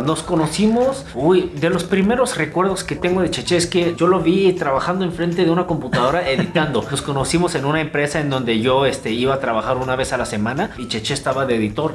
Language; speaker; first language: Spanish; non-native, fluent; Korean